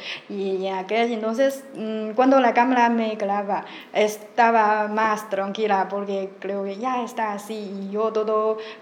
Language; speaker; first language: Spanish; non-native, learner; Chinese